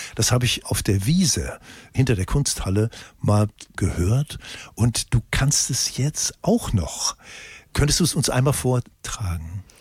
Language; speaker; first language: German; native; German